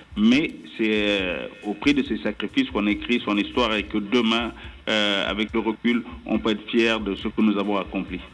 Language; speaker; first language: French; non-native, local second language; Wolof